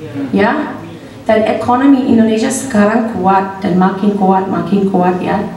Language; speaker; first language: Indonesian; non-native, fluent; English